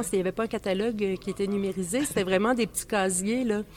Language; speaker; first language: French; native; French